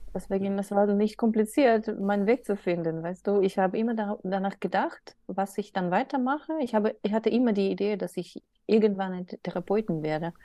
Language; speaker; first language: German; non-native, learner; Russian